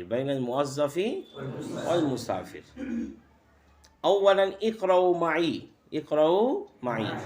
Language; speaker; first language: Arabic; non-native, fluent; Bangla